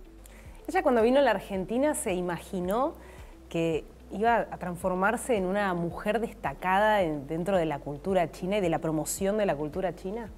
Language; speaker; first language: Spanish; native; Spanish